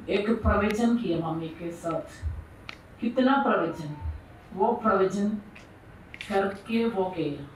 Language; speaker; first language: Hindi; non-native, local second language; Malayalam